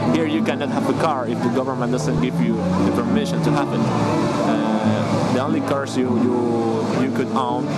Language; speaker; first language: English; non-native, learner; Spanish